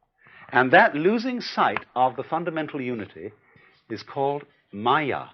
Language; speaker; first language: English; native; English